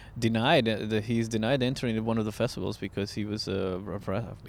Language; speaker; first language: English; non-native, fluent; Portuguese